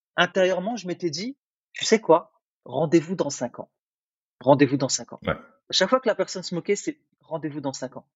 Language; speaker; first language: French; early bilingual, other home language; Arabic